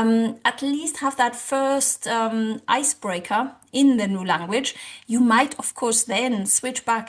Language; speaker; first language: English; non-native, fluent; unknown